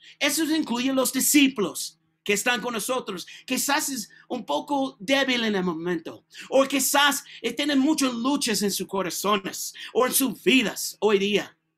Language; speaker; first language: Spanish; non-native, learner; English